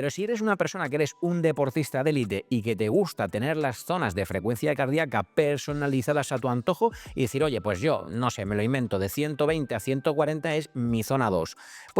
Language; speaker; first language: Spanish; native; Spanish